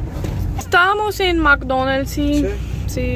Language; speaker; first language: Spanish; non-native, learner; Urdu